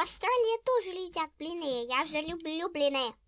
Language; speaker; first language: Russian; early bilingual, heritage; Russian